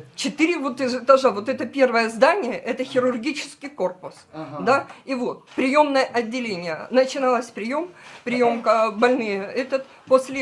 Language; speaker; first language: Russian; native; Russian